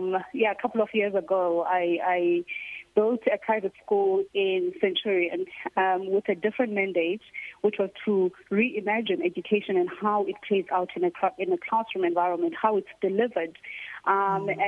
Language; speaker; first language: English; non-native, local second language; Xhosa